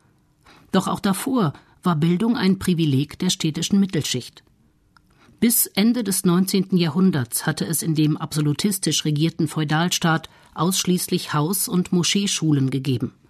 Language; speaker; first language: German; native; German